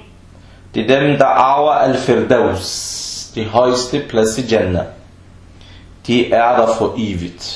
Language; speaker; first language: Danish; early bilingual, other home language; Arabic